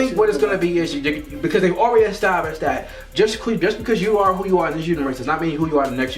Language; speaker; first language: English; native; English